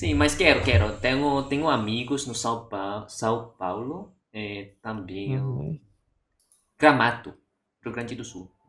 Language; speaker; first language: Portuguese; non-native, fluent; Indonesian